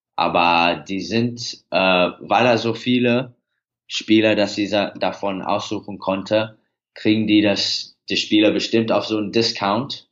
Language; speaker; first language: German; early bilingual, heritage; English